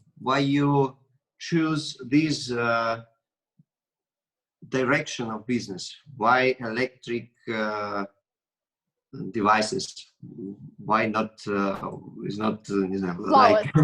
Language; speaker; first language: English; non-native, learner; Russian